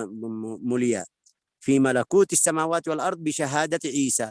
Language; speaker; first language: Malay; non-native, fluent; Arabic